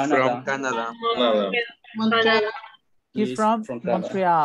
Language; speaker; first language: English; non-native, learner; Spanish